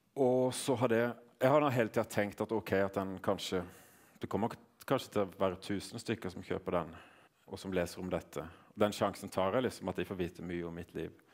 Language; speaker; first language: Norwegian; native; Norwegian